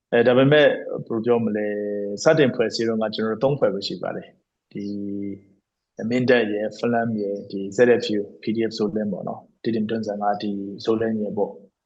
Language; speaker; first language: Burmese; non-native, local second language; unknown